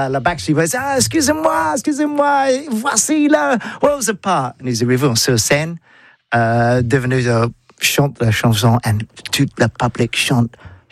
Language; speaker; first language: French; non-native, learner; English